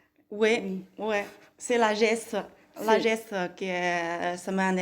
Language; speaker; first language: French; non-native, learner; Chinese